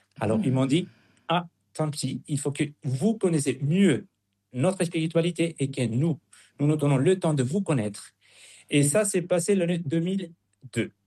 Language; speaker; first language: French; non-native, fluent; Spanish